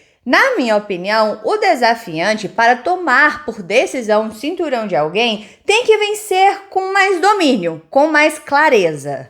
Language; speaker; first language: Portuguese; native; Portuguese